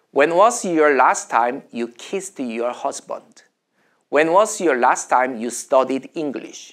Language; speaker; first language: English; non-native, fluent; Korean